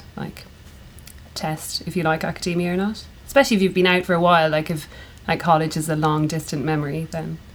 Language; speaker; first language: English; native; English